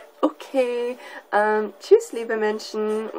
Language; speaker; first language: German; non-native, learner; English